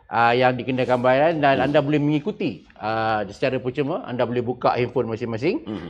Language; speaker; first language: Malay; native; Malay